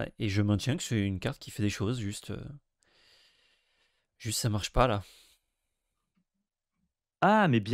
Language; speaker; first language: French; native; French